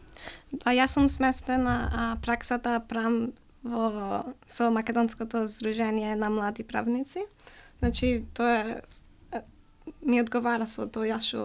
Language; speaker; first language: Macedonian; early bilingual, heritage; Macedonian